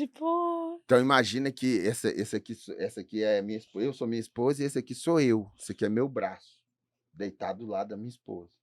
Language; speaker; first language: Portuguese; native; Portuguese